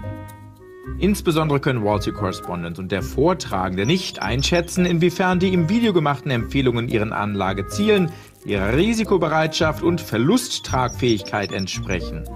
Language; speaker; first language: German; native; German